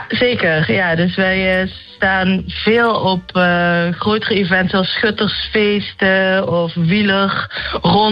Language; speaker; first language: Dutch; native; Dutch